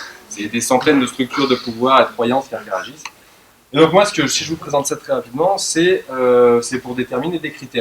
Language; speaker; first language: French; native; French